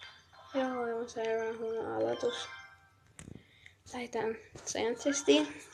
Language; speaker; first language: Finnish; native; Finnish